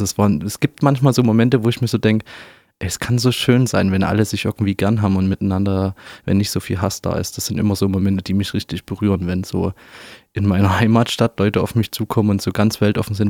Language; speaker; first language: German; native; German